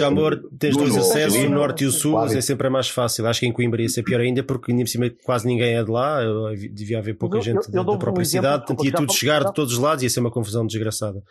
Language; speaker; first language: Portuguese; native; Portuguese